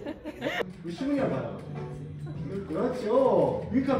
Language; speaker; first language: Korean; native; Korean